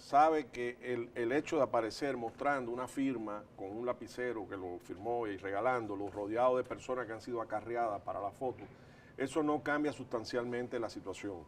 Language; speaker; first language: Spanish; native; Spanish